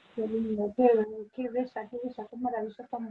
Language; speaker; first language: Spanish; native; Spanish